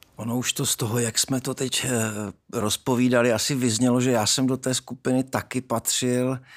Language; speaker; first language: Czech; native; Czech